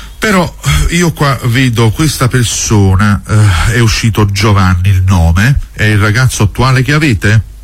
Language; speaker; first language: Italian; native; Italian